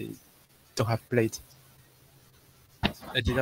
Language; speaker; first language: English; non-native, learner; French